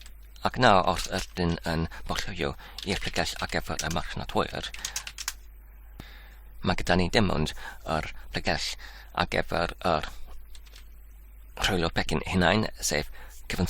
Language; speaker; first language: Welsh; non-native, learner; Polish